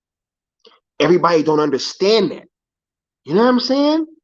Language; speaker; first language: English; native; English